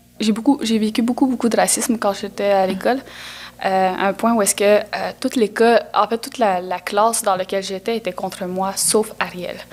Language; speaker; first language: French; non-native, local second language; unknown